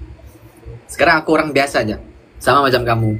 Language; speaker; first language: Malay; native; Malay